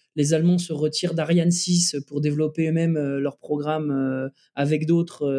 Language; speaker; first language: French; native; French